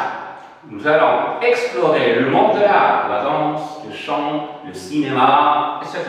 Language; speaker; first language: French; non-native, local second language; Arabic